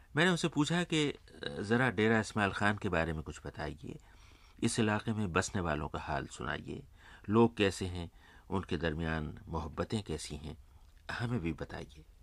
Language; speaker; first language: Urdu; native; Urdu